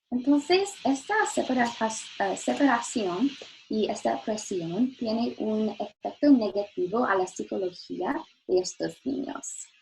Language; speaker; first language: Spanish; non-native, learner; English